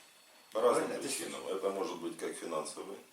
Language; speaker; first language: Russian; native; Russian